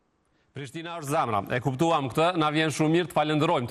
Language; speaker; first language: Albanian; native; Albanian